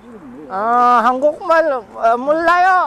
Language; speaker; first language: Korean; non-native, learner; Filipino